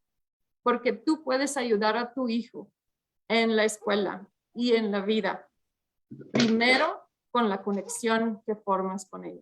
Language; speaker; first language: Spanish; early bilingual, heritage; English